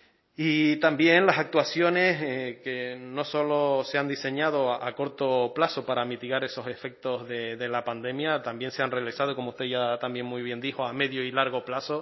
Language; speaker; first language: Spanish; native; Spanish